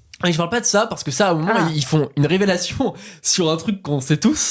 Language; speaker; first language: French; native; French